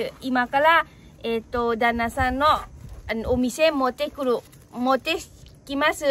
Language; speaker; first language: Japanese; non-native, learner; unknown